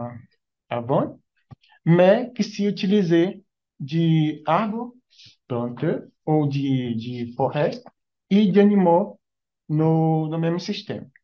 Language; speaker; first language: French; non-native, learner; Portuguese